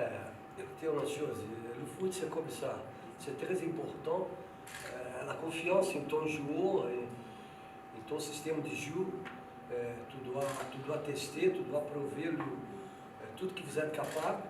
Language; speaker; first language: French; non-native, fluent; Portuguese